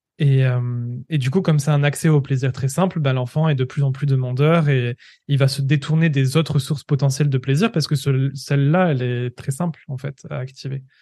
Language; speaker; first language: French; native; French